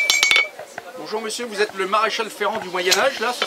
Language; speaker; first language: French; native; French